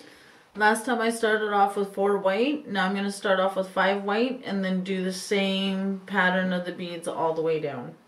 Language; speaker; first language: English; native; English